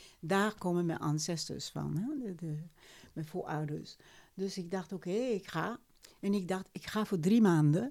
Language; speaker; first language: Dutch; non-native, fluent; French